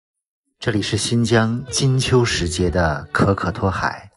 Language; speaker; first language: Chinese; native; Chinese